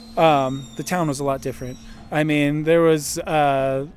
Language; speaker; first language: English; native; English